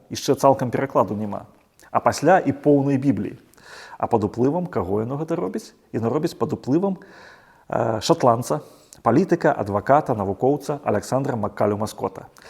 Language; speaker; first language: Belarusian; native; Belarusian